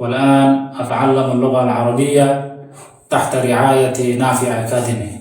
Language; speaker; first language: Arabic; non-native, learner; Bangla